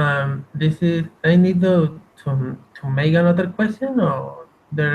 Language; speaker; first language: English; non-native, learner; Spanish